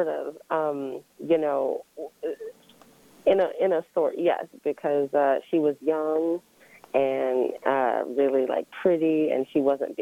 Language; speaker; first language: English; native; English